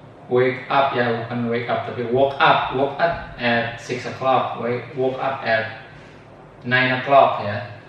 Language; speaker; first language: English; non-native, fluent; Indonesian